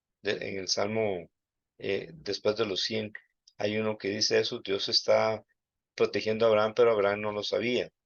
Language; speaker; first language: Spanish; native; Spanish